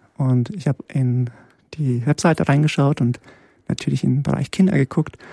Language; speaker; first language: German; early bilingual, other home language; Polish